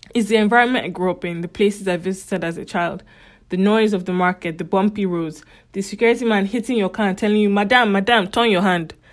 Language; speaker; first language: English; native; English